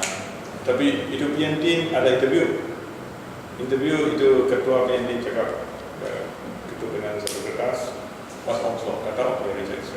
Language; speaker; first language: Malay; non-native, local second language; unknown